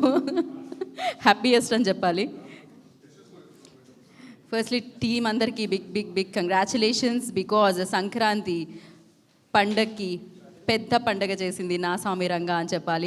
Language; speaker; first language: Telugu; native; Telugu